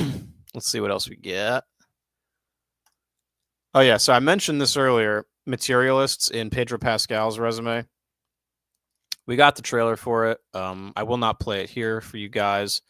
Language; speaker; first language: English; native; English